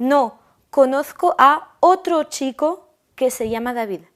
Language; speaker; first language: Spanish; non-native, fluent; French